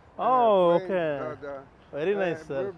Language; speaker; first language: English; non-native, local second language; Kannada